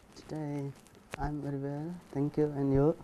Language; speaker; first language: English; non-native, learner; Sinhala